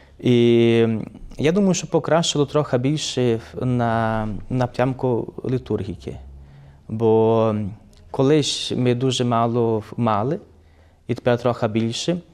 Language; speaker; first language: Ukrainian; early bilingual, heritage; Ukrainian